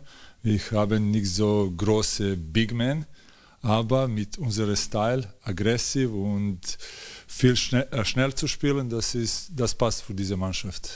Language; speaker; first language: German; non-native, learner; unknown